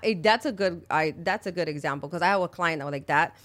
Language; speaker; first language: English; early bilingual, other home language; Spanish